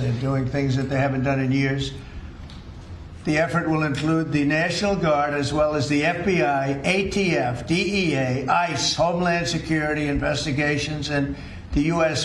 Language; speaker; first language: English; native; English